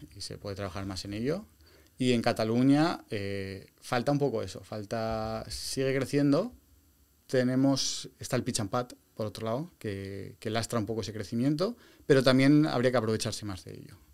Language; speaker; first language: Spanish; native; Spanish